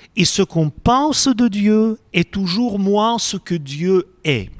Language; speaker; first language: French; non-native, fluent; Russian